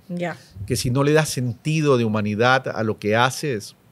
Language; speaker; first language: Spanish; native; Spanish